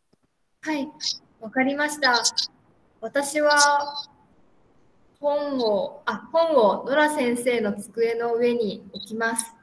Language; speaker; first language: Japanese; non-native, learner; Malay